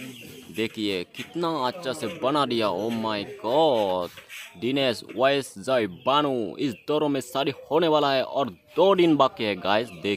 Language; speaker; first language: Hindi; non-native, local second language; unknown